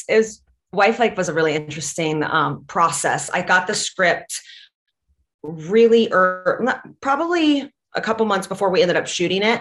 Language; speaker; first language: English; non-native, fluent; Latvian